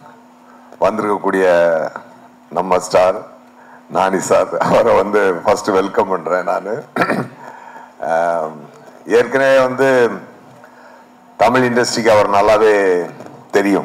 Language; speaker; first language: Tamil; native; Tamil